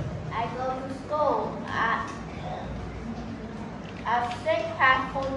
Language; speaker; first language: English; non-native, learner; Vietnamese